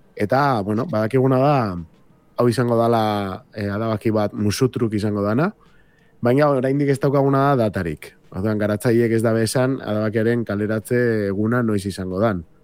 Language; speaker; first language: Basque; native; Basque